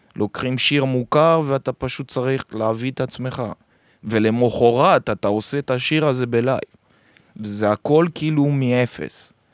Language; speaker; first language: Hebrew; early bilingual, other home language; French